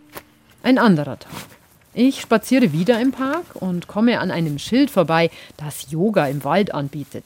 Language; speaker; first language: German; native; German